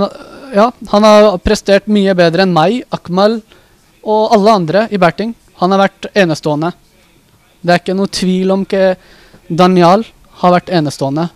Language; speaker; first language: Norwegian; early bilingual, other home language; Urdu